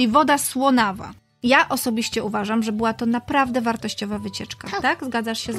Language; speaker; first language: Polish; native; Polish